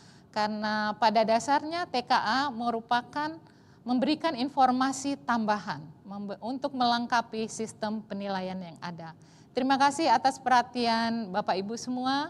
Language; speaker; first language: Indonesian; native; Indonesian